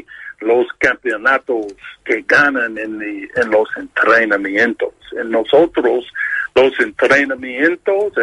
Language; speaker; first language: Spanish; non-native, learner; English